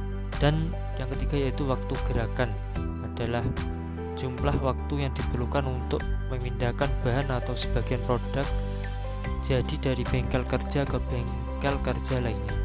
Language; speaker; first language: Indonesian; native; Indonesian